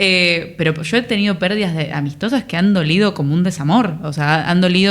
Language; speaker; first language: Spanish; native; Spanish